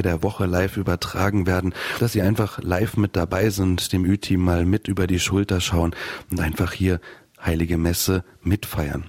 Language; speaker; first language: German; native; German